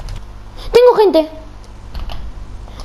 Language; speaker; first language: Spanish; native; Spanish